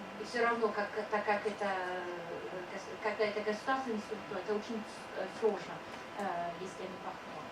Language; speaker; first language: Russian; non-native, fluent; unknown